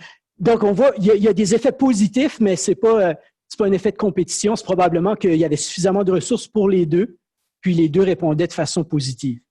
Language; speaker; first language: French; native; French